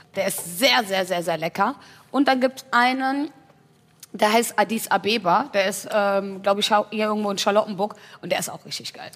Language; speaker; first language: German; early bilingual, other home language; Tigrinya